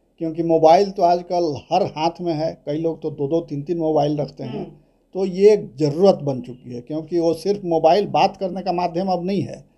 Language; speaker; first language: Hindi; native; Hindi